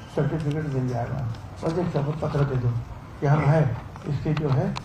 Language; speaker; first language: Hindi; non-native, local second language; Marathi